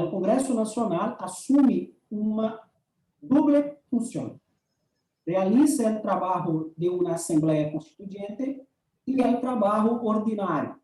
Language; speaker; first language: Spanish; non-native, learner; Portuguese